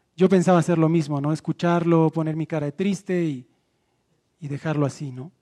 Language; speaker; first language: Spanish; native; Spanish